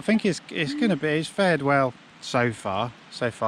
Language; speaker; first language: English; native; English